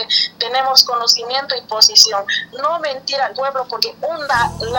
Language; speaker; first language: Spanish; native; Spanish